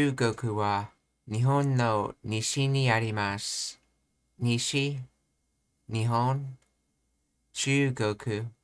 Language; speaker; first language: Japanese; non-native, learner; English